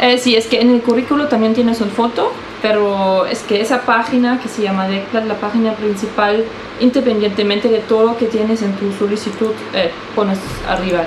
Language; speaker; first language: Spanish; non-native, fluent; German